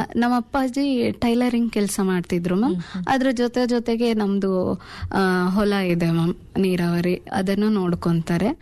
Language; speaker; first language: Kannada; non-native, local second language; Urdu